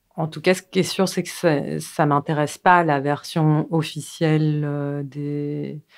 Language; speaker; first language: French; native; French